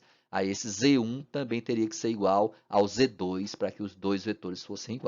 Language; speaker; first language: Portuguese; native; Portuguese